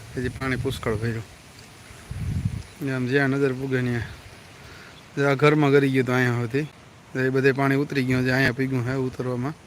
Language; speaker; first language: Gujarati; native; Gujarati